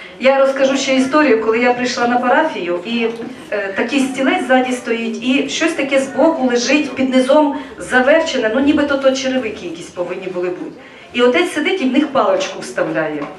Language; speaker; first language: Ukrainian; native; Ukrainian